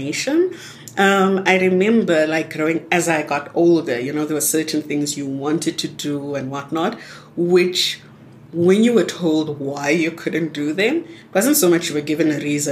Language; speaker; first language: English; non-native, local second language; Tswana